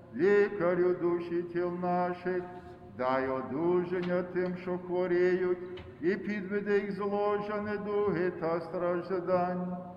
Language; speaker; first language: Ukrainian; early bilingual, heritage; Ukrainian